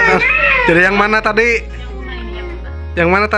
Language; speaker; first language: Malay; non-native, local second language; Sundanese